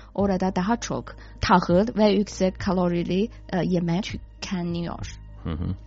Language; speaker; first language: Turkish; non-native, fluent; Chinese